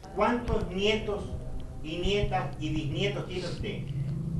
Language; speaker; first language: Spanish; native; Spanish